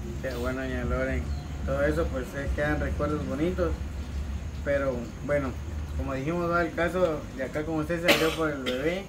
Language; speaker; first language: Spanish; native; Spanish